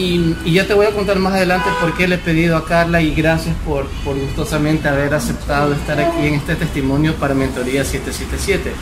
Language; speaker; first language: Spanish; native; Spanish